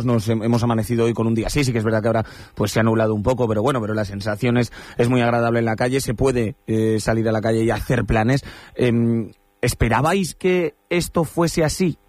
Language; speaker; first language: Spanish; native; Spanish